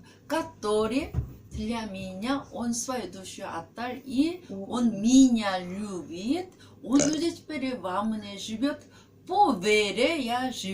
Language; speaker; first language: Russian; non-native, learner; Korean